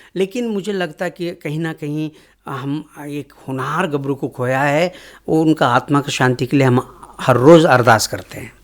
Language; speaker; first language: Hindi; non-native, local second language; Kannada